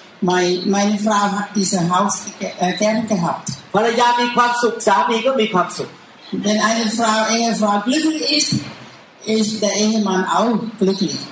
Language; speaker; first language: German; non-native, learner; Thai